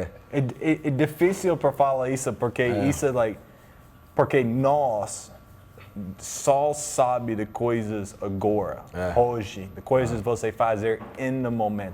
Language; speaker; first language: Portuguese; non-native, learner; English